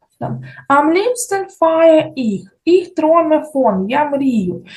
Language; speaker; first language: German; non-native, fluent; Ukrainian